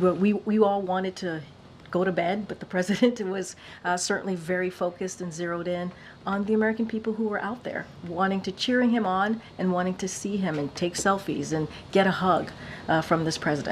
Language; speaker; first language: English; native; English